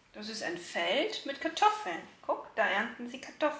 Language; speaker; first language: German; native; German